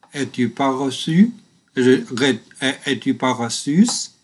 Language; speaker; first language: French; non-native, learner; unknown